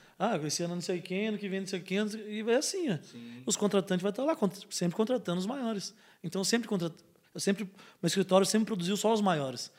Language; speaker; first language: Portuguese; native; Portuguese